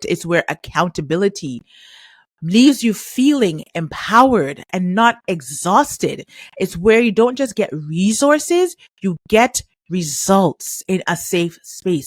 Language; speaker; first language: English; native; English